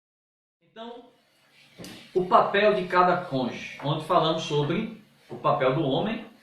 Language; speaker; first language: Portuguese; native; Portuguese